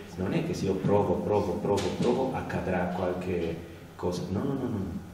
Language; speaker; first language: Italian; non-native, learner; Spanish